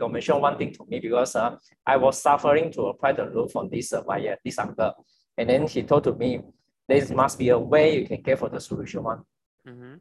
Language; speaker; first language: English; non-native, local second language; Chinese